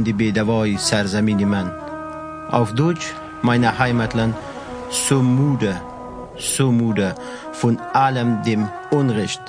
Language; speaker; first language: German; non-native, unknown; Persian